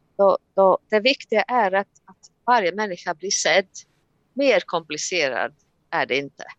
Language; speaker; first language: Swedish; non-native, fluent; Latvian